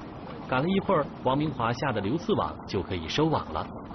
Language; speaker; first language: Chinese; native; Chinese